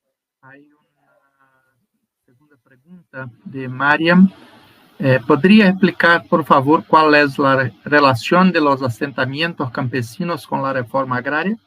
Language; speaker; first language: Spanish; non-native, fluent; Portuguese